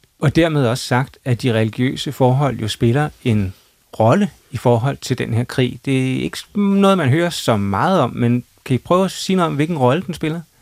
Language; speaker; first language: Danish; native; Danish